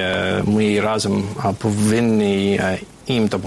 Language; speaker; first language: Ukrainian; non-native, fluent; English